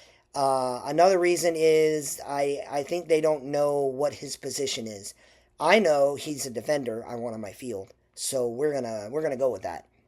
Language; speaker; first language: English; native; English